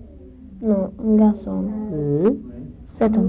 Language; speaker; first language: French; non-native, learner; English